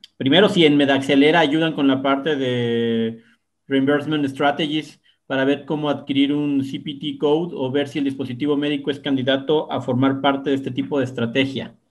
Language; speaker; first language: Spanish; native; Spanish